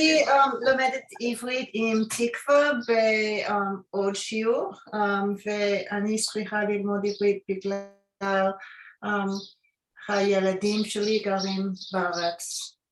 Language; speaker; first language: Hebrew; non-native, learner; English